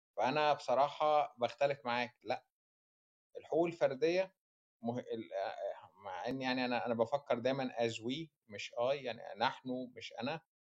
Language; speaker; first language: Arabic; native; Arabic